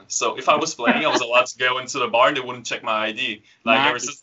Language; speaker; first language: English; native; English